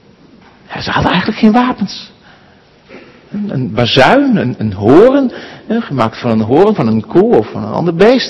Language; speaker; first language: Dutch; native; Dutch